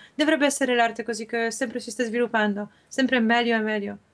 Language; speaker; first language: Italian; non-native, fluent; Polish